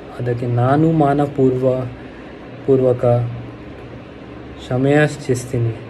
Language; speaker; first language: Kannada; non-native, learner; Hindi